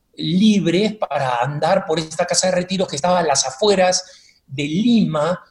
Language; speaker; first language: Spanish; native; Spanish